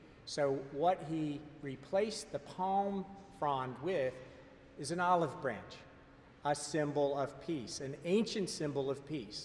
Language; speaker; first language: English; native; English